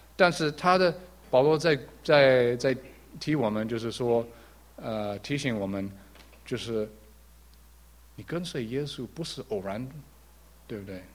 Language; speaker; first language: Chinese; early bilingual, heritage; English